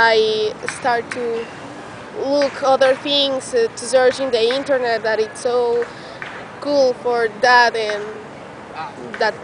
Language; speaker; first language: English; non-native, learner; Spanish